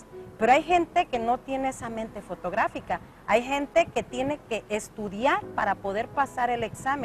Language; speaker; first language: Spanish; native; Spanish